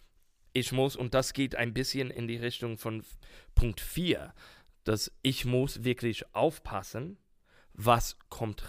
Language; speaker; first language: German; non-native, learner; English